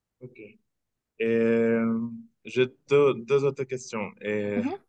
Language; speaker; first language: French; non-native, fluent; Spanish